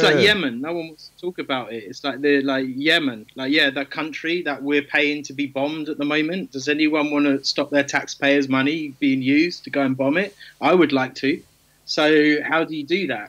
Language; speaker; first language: English; native; English